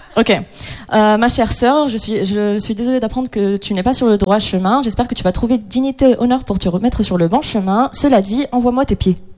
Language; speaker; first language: French; non-native, local second language; Arabic